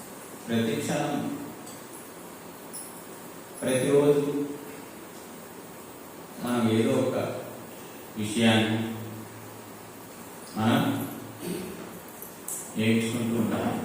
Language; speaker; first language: Telugu; native; Telugu